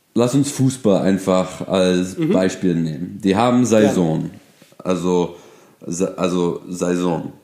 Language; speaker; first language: German; non-native, fluent; English